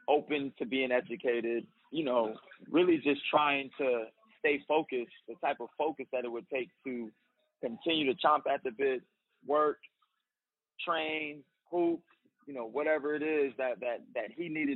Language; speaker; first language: English; native; English